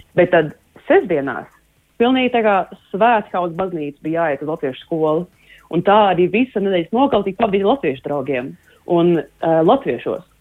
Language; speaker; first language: Latvian; early bilingual, heritage; Latvian